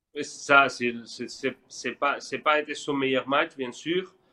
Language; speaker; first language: French; non-native, learner; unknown